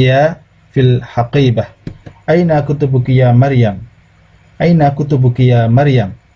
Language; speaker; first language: Arabic; non-native, fluent; Indonesian